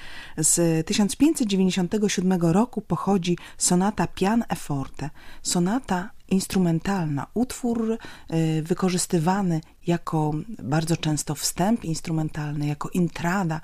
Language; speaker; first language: Polish; native; Polish